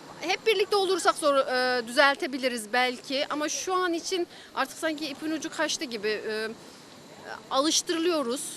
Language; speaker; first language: Turkish; native; Turkish